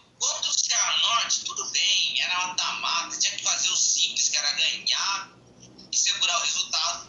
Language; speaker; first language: Portuguese; native; Portuguese